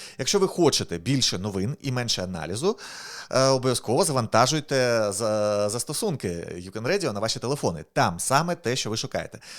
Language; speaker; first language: Ukrainian; native; Ukrainian